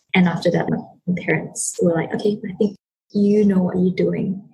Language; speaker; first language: English; non-native, local second language; Chinese